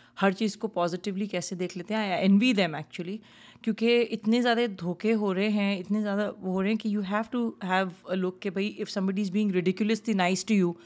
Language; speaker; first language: Urdu; native; Urdu